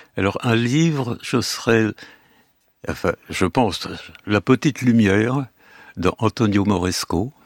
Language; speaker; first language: French; early bilingual, other home language; Yiddish